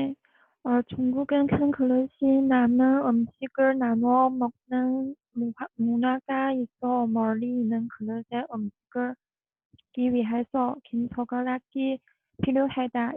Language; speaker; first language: Korean; non-native, learner; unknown